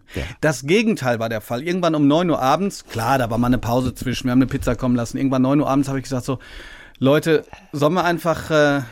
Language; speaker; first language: German; native; German